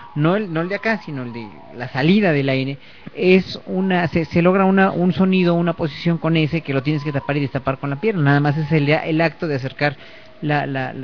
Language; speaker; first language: Spanish; native; Spanish